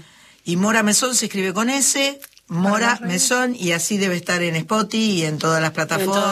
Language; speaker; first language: Spanish; native; Spanish